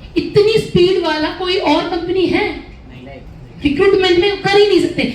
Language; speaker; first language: Hindi; non-native, local second language; Malayalam